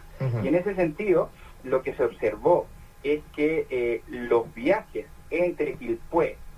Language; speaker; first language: Spanish; native; Spanish